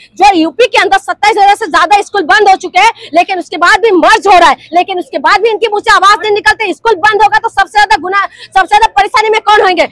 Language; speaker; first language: Hindi; non-native, local second language; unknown